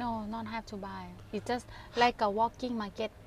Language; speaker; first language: English; non-native, learner; Thai